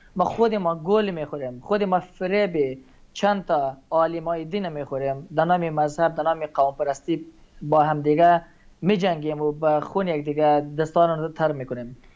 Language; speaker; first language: Persian; native; Persian